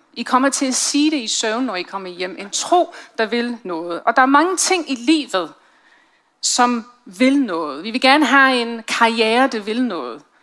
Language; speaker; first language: Danish; non-native, fluent; English